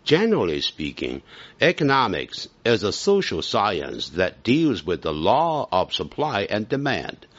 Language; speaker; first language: English; non-native, fluent; Chinese